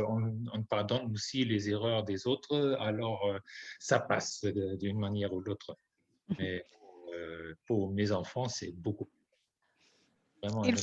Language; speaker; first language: French; non-native, fluent; German